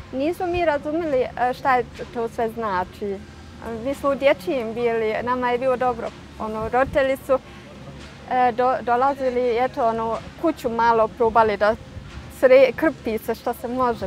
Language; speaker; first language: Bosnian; early bilingual, heritage; Bosnian